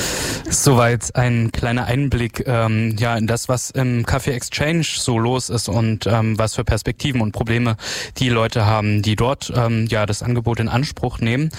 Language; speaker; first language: German; native; German